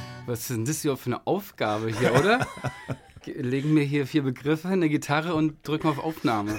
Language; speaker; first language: German; native; German